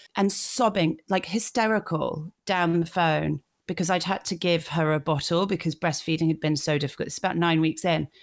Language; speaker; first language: English; native; English